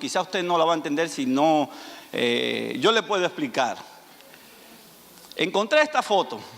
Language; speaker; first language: Spanish; native; Spanish